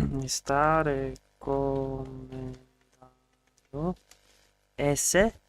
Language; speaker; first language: Spanish; non-native, learner; English